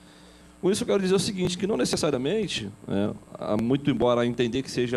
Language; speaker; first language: Portuguese; native; Portuguese